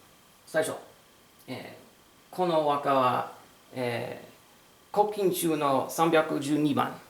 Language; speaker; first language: Japanese; non-native, learner; English